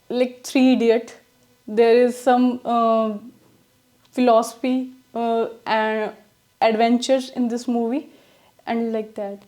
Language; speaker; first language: English; non-native, learner; Punjabi